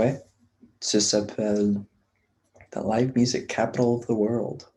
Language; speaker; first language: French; non-native, learner; English